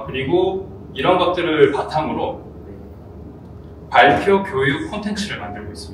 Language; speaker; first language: Korean; native; Korean